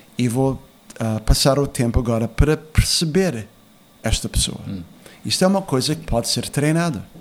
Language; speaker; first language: Portuguese; early bilingual, heritage; Portuguese